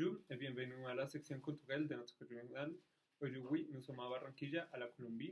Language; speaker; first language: French; non-native, learner; Spanish